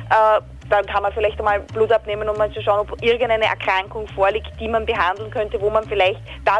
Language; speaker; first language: German; native; German